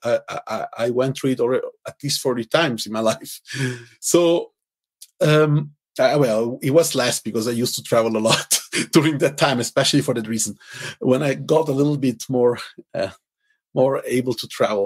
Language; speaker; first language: English; non-native, fluent; Italian